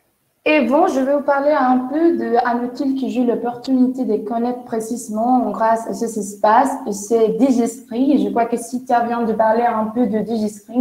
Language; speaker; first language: French; non-native, fluent; Spanish